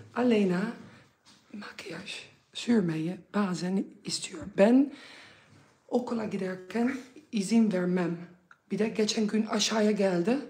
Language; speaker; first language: Turkish; early bilingual, other home language; Dutch